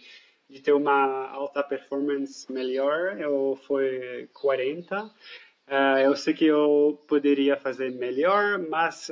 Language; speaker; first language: Portuguese; non-native, fluent; French